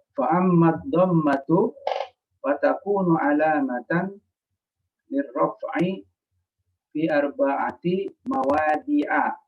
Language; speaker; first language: Arabic; non-native, fluent; Indonesian